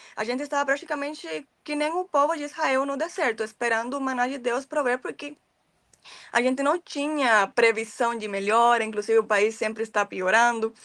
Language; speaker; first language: Portuguese; non-native, fluent; Spanish